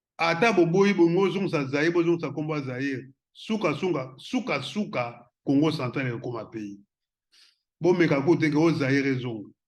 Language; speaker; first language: Lingala; non-native, local second language; Kongo